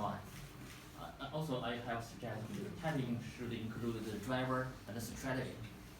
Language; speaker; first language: English; non-native, fluent; Chinese